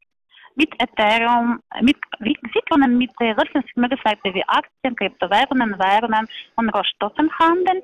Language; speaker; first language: German; non-native, learner; Polish